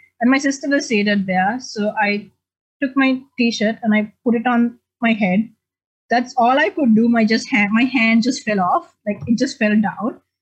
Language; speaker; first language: English; non-native, local second language; Sinhala